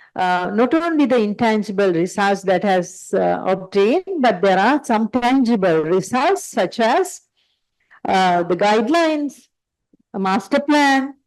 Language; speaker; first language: English; non-native, local second language; Sinhala